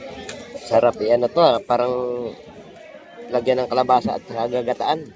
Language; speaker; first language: Filipino; native; Filipino